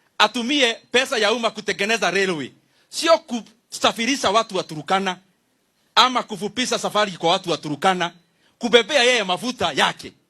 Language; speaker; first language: Swahili; non-native, local second language; Kikuyu